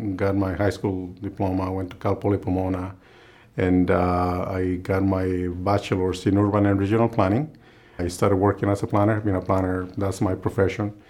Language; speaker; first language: English; non-native, fluent; Spanish